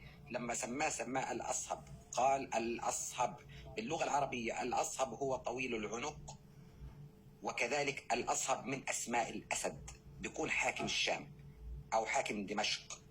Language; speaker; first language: Arabic; native; Arabic